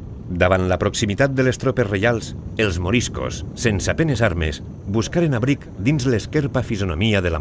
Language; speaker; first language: Catalan; native; Catalan